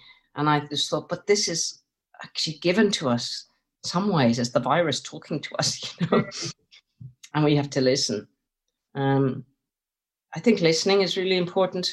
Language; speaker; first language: English; native; English